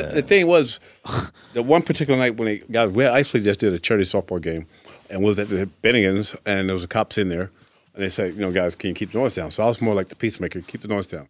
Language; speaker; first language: English; native; English